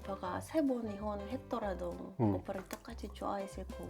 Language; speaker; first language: Korean; non-native, fluent; Ukrainian